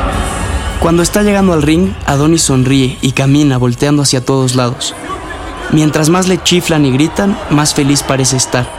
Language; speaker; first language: Spanish; native; Spanish